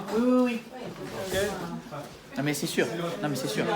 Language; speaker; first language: French; native; French